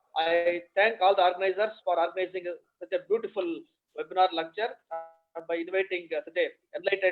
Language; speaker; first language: English; non-native, local second language; Kannada